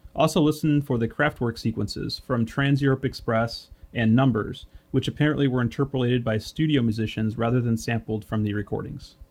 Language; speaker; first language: English; native; English